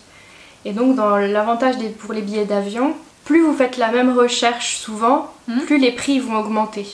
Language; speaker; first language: French; native; French